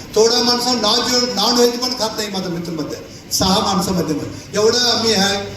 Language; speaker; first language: Marathi; non-native, local second language; Kannada